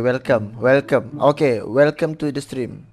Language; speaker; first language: English; non-native, learner; Malay